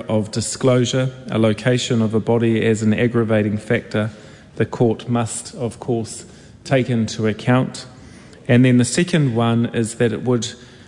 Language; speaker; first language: English; native; English